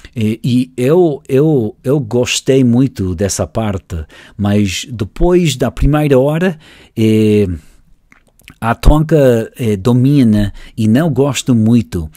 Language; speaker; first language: Portuguese; non-native, learner; English